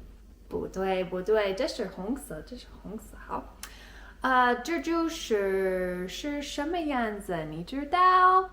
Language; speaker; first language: Chinese; non-native, learner; English